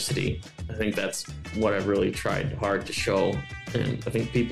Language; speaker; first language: English; native; English